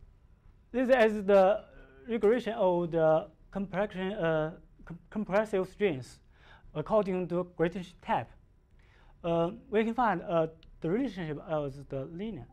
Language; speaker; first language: English; non-native, learner; Chinese